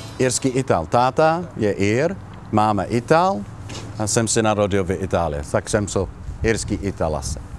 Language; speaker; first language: Czech; non-native, learner; Italian